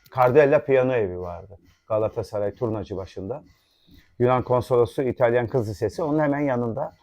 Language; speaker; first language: Turkish; native; Turkish